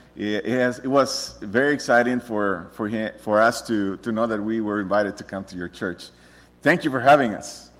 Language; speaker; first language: English; non-native, fluent; Spanish